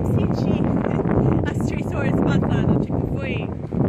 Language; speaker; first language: Portuguese; non-native, fluent; English